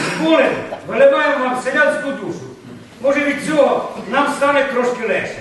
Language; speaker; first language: Ukrainian; native; Ukrainian